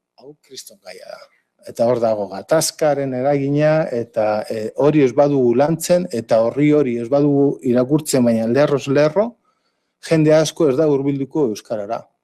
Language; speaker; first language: Basque; native; Basque